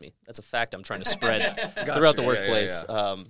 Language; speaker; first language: English; native; English